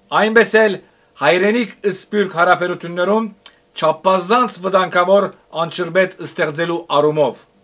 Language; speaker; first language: Armenian; early bilingual, heritage; Armenian